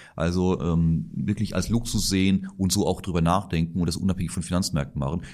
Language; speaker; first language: German; native; German